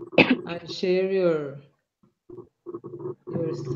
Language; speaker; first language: English; non-native, learner; Spanish